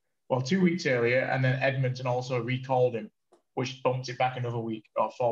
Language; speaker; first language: English; native; English